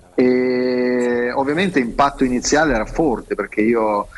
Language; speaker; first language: Italian; non-native, fluent; Russian